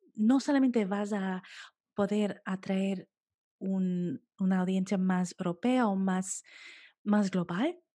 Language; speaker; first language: Spanish; early bilingual, heritage; Spanish